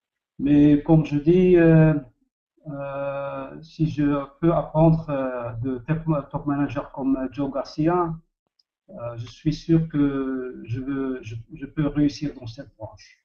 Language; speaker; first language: French; non-native, learner; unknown